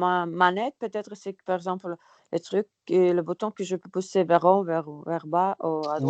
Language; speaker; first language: French; non-native, learner; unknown